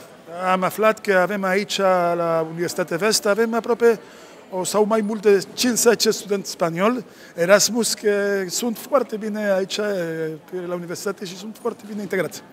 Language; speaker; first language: Romanian; non-native, learner; Spanish